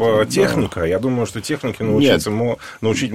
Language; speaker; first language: Russian; native; Russian